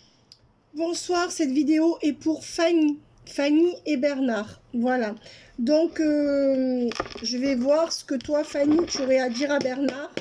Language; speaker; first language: French; native; French